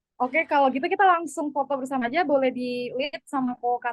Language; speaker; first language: Indonesian; native; Indonesian